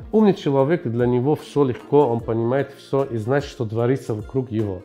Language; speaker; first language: Russian; non-native, fluent; Arabic